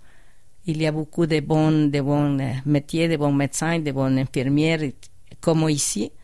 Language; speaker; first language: French; non-native, fluent; Spanish